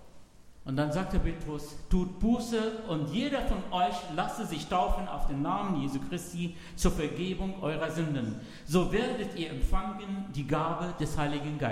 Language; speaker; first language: German; non-native, fluent; Arabic